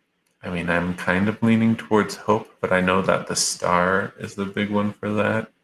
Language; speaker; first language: English; native; English